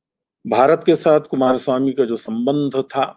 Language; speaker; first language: Hindi; native; Hindi